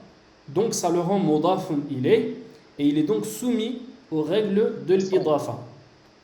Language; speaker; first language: French; native; French